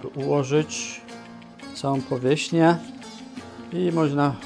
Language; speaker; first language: Polish; non-native, fluent; Turkish